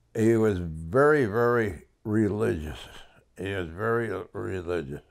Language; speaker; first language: English; native; English